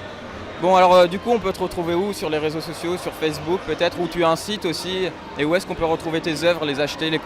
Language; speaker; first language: French; native; French